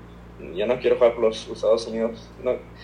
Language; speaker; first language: Spanish; early bilingual, heritage; Spanish